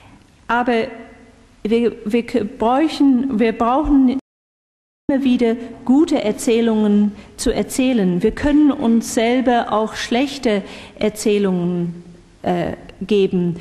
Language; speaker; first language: German; non-native, fluent; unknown